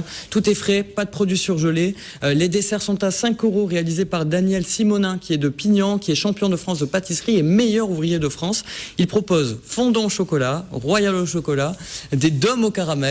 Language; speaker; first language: French; native; French